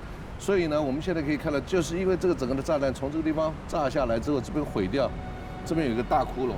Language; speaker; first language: Chinese; native; Chinese